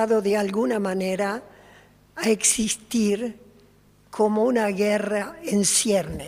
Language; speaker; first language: Spanish; early bilingual, other home language; Polish